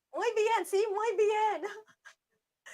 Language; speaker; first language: Spanish; non-native, learner; English